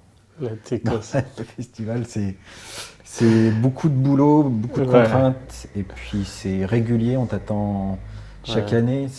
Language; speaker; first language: French; native; French